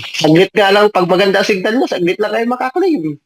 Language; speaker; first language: Filipino; native; Filipino